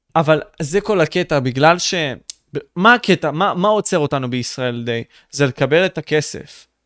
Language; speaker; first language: Hebrew; native; Hebrew